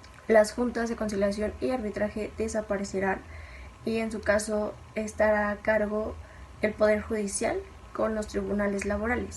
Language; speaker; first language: Spanish; native; Spanish